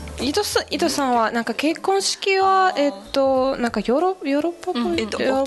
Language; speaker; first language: Japanese; non-native, fluent; Russian